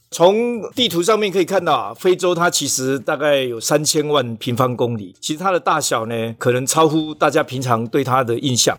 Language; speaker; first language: Chinese; native; Chinese